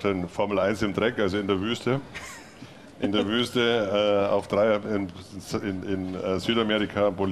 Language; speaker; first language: German; native; German